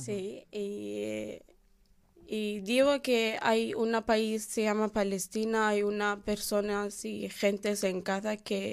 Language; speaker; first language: Spanish; non-native, learner; Arabic